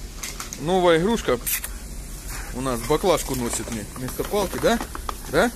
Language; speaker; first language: Russian; native; Russian